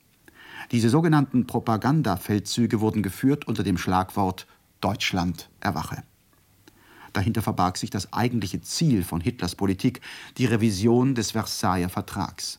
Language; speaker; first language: German; native; German